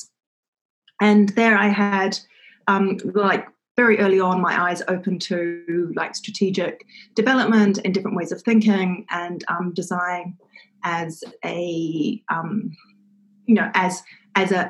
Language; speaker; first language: English; native; English